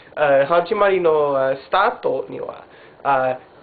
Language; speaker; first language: Japanese; non-native, learner; English